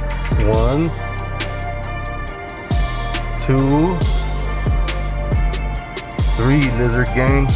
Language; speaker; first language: English; native; English